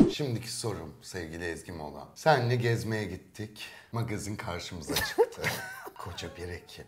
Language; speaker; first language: Turkish; native; Turkish